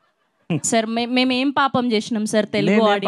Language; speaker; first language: Telugu; native; Telugu